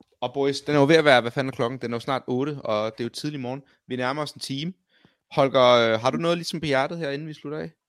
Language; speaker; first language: Danish; native; Danish